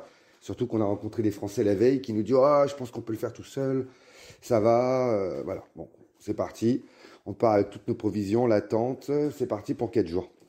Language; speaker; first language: French; native; French